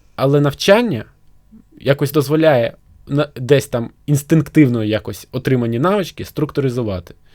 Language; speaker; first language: Ukrainian; non-native, local second language; Russian